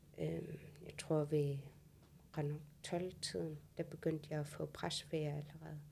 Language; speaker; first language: Danish; non-native, local second language; Kalaallisut